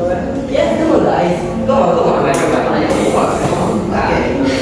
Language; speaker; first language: English; non-native, learner; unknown